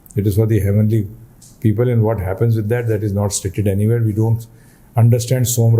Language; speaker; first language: English; non-native, local second language; Hindi